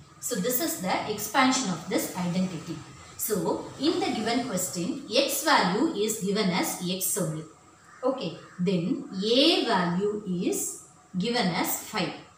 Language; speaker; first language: English; non-native, local second language; Tamil